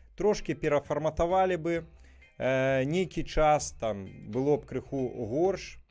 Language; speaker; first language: Belarusian; native; Belarusian